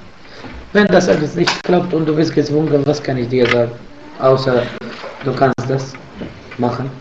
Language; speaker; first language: German; non-native, fluent; Arabic